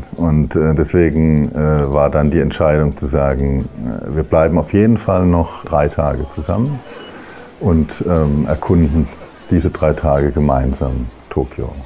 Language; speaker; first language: German; native; German